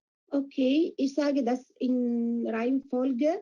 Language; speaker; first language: German; non-native, fluent; Arabic